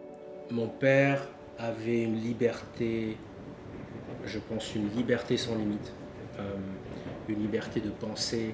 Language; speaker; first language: French; early bilingual, other home language; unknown